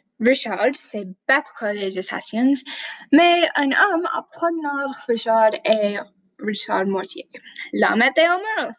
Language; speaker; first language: French; non-native, learner; English